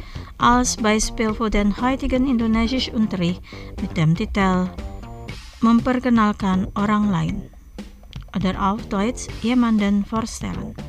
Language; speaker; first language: German; non-native, fluent; Indonesian